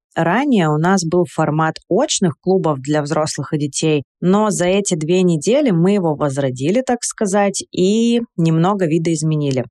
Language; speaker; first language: Russian; native; Russian